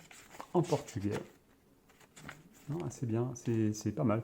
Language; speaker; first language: French; native; French